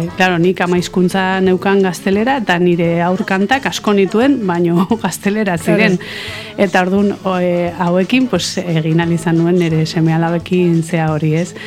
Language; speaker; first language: Basque; non-native, local second language; Spanish